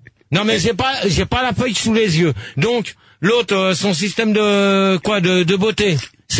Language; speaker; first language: French; native; French